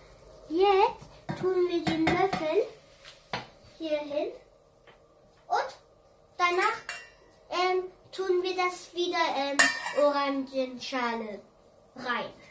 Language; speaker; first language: German; non-native, fluent; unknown